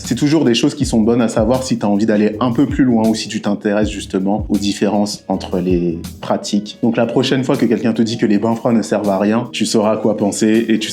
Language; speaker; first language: French; native; French